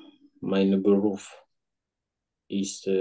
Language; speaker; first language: German; non-native, learner; Basaa